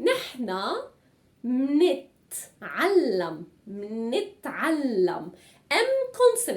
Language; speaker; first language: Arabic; native; Arabic